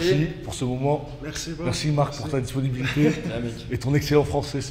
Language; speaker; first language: French; native; French